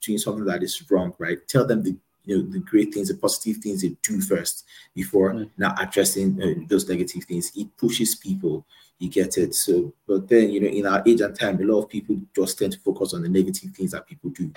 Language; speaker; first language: English; non-native, local second language; Yoruba